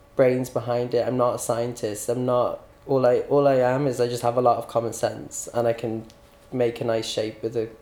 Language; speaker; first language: English; native; English